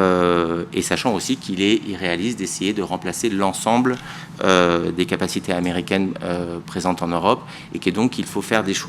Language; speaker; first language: French; native; French